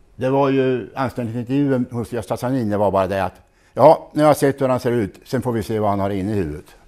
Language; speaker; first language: Swedish; native; Swedish